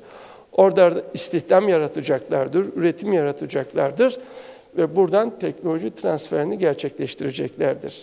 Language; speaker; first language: Turkish; native; Turkish